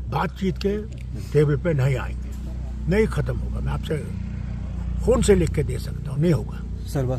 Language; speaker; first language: Urdu; native; Urdu